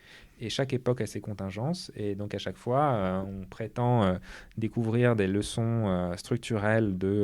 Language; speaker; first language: French; native; French